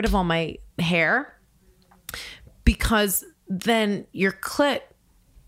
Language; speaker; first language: English; native; English